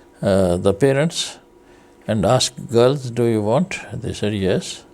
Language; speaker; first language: English; non-native, fluent; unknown